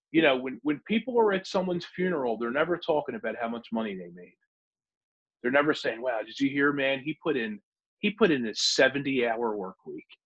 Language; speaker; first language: English; native; English